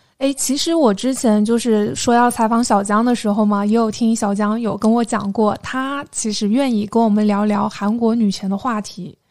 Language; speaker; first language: Chinese; native; Chinese